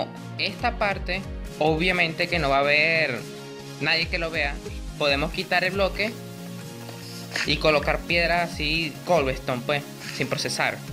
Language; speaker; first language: Spanish; native; Spanish